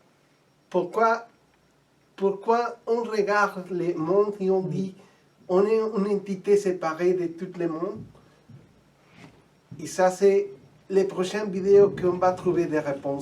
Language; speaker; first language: French; non-native, fluent; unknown